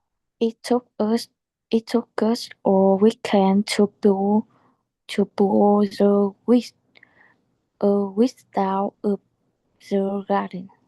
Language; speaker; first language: English; non-native, learner; Chinese